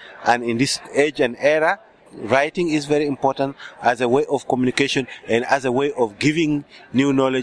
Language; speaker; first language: English; non-native, local second language; Acoli